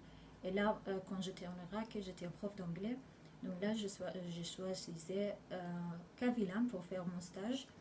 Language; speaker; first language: French; non-native, learner; Arabic